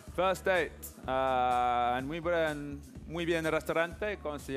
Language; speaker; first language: Spanish; non-native, learner; English